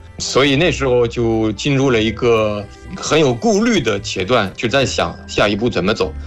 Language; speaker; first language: Chinese; non-native, fluent; French